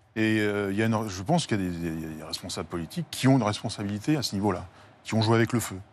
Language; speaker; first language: French; native; French